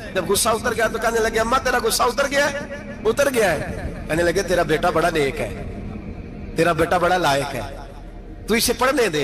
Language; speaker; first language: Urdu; non-native, local second language; Punjabi